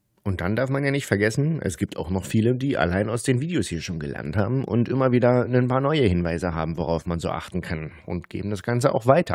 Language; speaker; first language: German; native; German